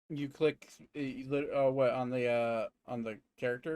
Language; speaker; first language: English; native; English